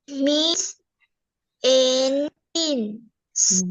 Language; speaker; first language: English; non-native, learner; Vietnamese